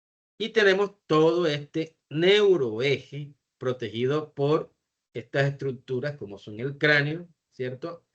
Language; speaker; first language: Spanish; native; Spanish